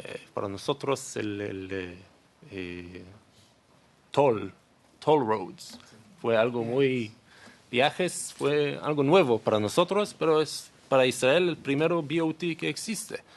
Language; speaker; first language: Spanish; non-native, learner; Hebrew